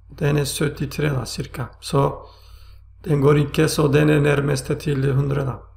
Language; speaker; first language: Swedish; non-native, fluent; Turkish